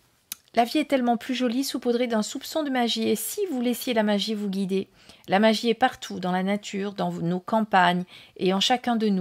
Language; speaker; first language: French; native; French